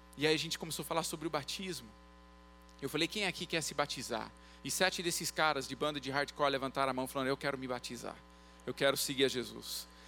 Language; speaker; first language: Portuguese; early bilingual, other home language; English